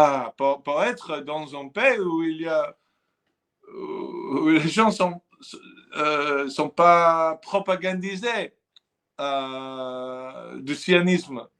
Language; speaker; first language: French; non-native, fluent; English